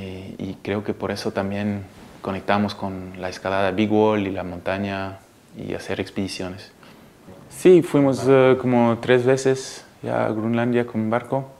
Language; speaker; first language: Spanish; early bilingual, heritage; Spanish